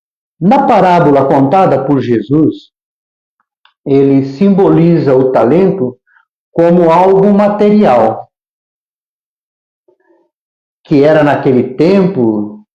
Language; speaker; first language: Portuguese; native; Portuguese